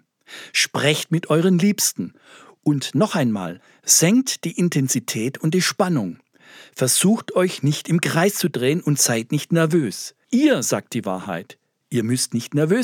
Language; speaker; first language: German; native; German